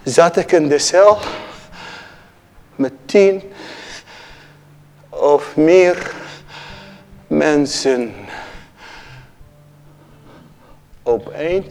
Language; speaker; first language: Dutch; non-native, learner; Arabic